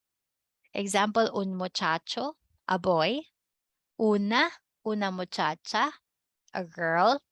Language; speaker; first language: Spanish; non-native, fluent; Filipino